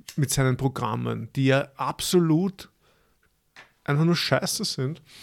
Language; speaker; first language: German; native; German